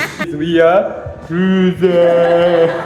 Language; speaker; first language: English; non-native, learner; Japanese